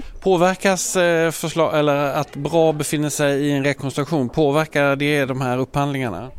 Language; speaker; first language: Swedish; native; Swedish